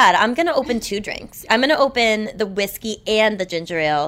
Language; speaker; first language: English; native; English